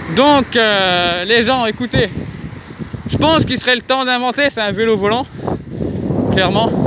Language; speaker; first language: French; native; French